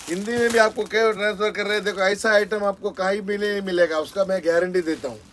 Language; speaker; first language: Hindi; non-native, local second language; Telugu